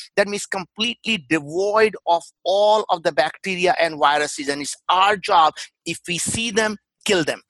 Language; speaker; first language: English; non-native, local second language; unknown